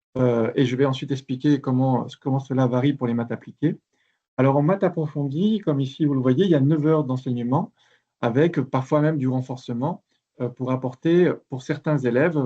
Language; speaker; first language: French; native; French